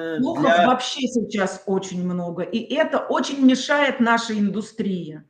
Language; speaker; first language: Russian; native; Russian